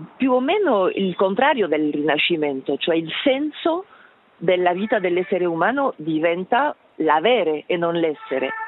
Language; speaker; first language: Italian; non-native, fluent; French